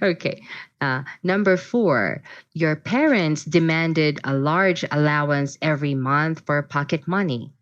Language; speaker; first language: English; non-native, fluent; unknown